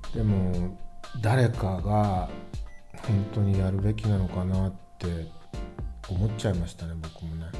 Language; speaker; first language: Japanese; native; Japanese